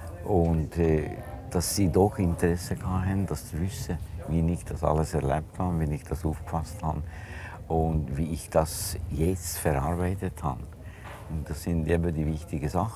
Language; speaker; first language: German; non-native, fluent; Hungarian